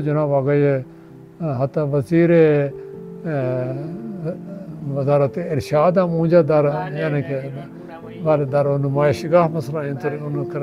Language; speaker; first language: Persian; non-native, fluent; Urdu